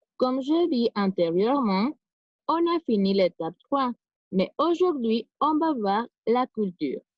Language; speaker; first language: French; non-native, fluent; Spanish